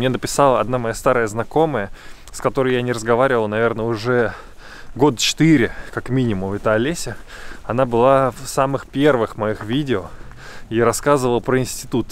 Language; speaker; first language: Russian; native; Russian